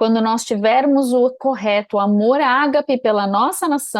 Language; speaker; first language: Portuguese; native; Portuguese